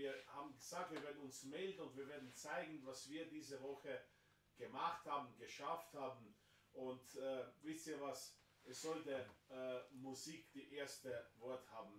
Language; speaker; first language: German; non-native, fluent; Slovenian